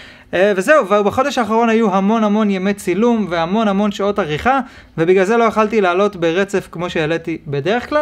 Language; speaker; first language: Hebrew; native; Hebrew